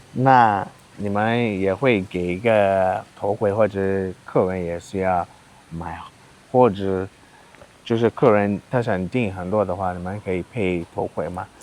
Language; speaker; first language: Chinese; non-native, learner; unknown